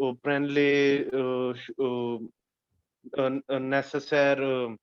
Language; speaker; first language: French; non-native, learner; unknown